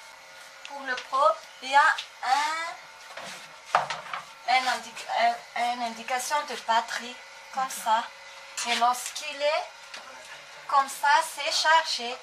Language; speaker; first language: French; non-native, local second language; Malagasy